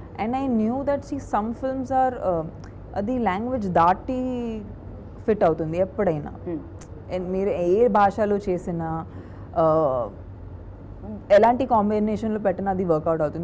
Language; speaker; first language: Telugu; non-native, fluent; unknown